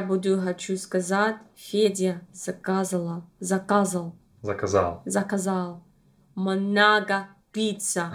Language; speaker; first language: Russian; non-native, learner; English